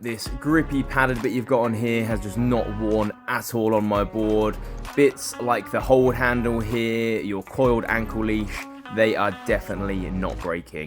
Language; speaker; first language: English; native; English